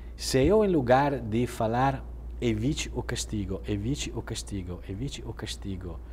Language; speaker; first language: Portuguese; non-native, fluent; Italian